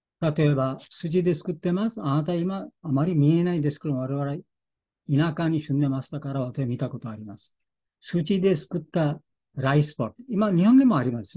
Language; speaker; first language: Japanese; non-native, fluent; Bangla